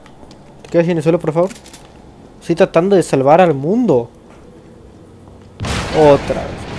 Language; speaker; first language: Spanish; native; Spanish